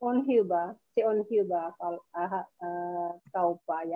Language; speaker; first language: Finnish; non-native, learner; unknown